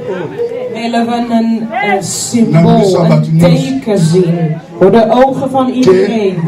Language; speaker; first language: Dutch; non-native, fluent; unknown